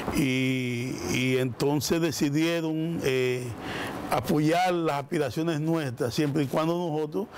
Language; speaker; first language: Spanish; native; Spanish